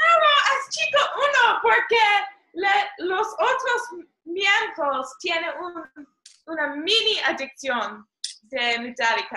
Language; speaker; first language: Spanish; non-native, learner; English